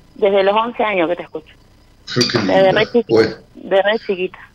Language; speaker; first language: Spanish; native; Spanish